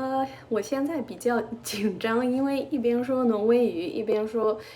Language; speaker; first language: Chinese; early bilingual, heritage; Chinese